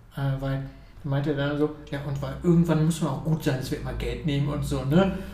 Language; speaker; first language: German; early bilingual, other home language; Ukrainian